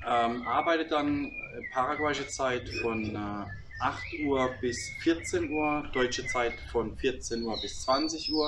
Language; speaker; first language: German; native; German